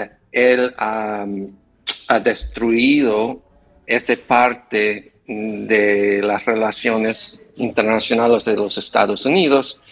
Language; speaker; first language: Spanish; non-native, fluent; English